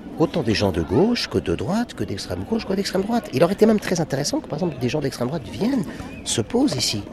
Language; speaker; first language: French; early bilingual, other home language; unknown